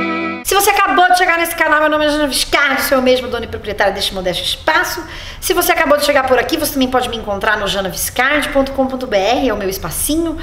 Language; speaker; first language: Portuguese; native; Portuguese